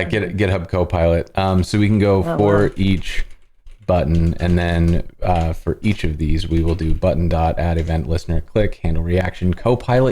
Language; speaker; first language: English; native; English